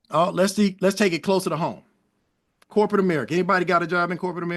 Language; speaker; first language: English; native; English